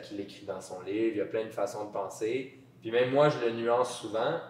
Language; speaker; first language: French; native; French